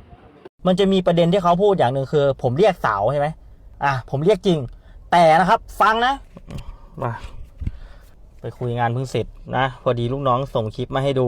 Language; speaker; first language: Thai; native; Thai